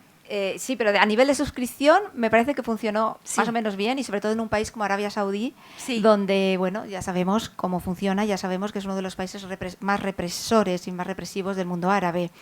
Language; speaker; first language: Spanish; native; Spanish